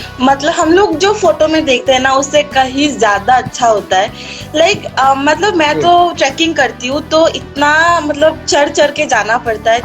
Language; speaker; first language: Hindi; non-native, local second language; Assamese